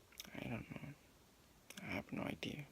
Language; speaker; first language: English; non-native, learner; Japanese